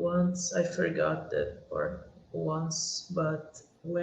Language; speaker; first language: English; non-native, learner; Portuguese